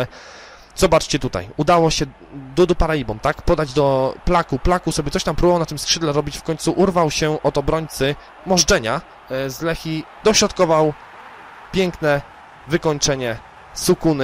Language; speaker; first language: Polish; native; Polish